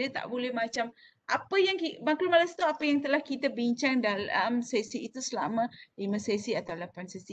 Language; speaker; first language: Malay; non-native, local second language; Tamil